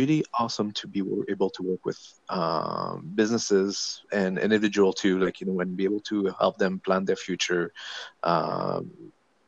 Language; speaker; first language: English; non-native, fluent; French